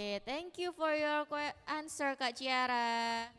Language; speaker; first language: English; non-native, learner; Indonesian